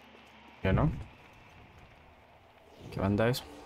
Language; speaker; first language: Spanish; native; Spanish